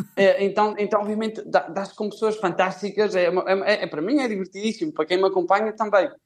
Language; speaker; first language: Portuguese; native; Portuguese